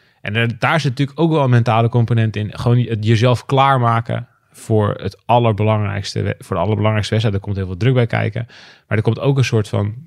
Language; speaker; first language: Dutch; native; Dutch